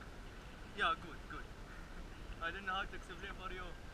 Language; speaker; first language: English; non-native, learner; Arabic